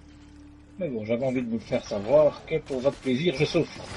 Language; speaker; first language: French; native; French